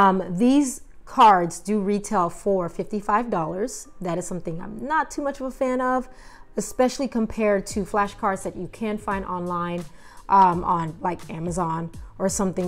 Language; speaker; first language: English; native; English